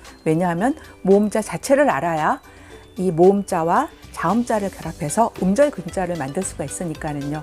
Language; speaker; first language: Korean; native; Korean